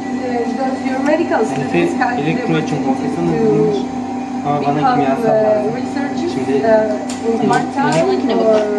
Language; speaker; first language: English; non-native, learner; Spanish